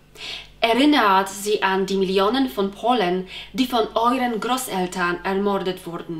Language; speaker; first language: German; non-native, fluent; Polish